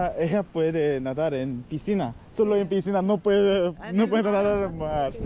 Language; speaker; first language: Spanish; non-native, learner; Korean